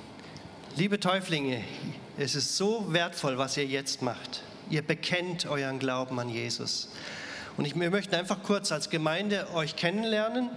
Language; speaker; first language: German; native; German